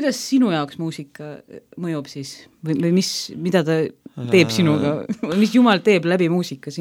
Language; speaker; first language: Estonian; non-native, local second language; Russian